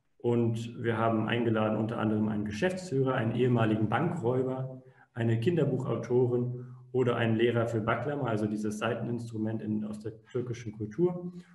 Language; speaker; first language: German; native; German